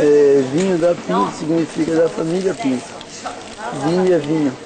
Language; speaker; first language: Portuguese; native; Portuguese